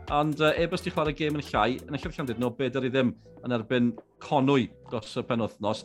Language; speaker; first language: Welsh; native; Welsh